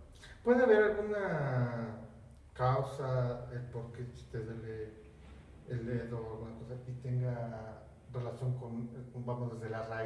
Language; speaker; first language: Spanish; native; Spanish